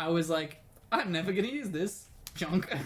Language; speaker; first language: English; native; English